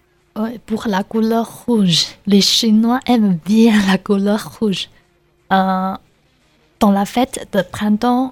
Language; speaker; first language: French; non-native, learner; Chinese